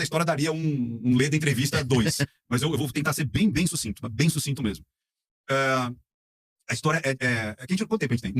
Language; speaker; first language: Portuguese; native; Portuguese